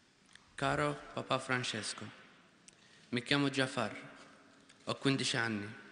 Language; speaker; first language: Italian; non-native, learner; Arabic